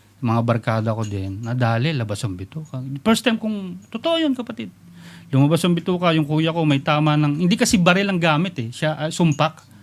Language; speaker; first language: Filipino; native; Filipino